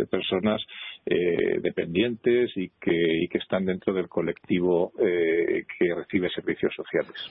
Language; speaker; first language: Spanish; native; Spanish